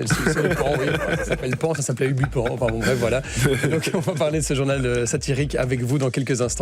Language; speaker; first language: French; native; French